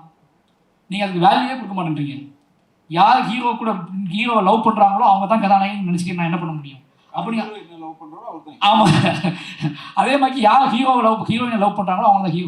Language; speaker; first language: Tamil; native; Tamil